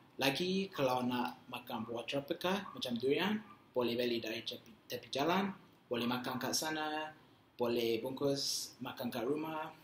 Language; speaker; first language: Malay; non-native, learner; English